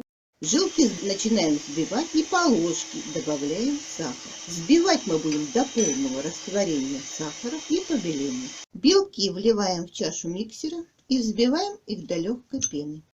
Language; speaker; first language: Russian; native; Russian